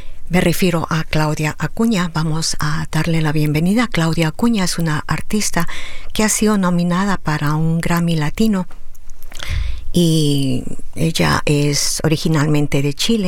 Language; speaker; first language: Spanish; native; Spanish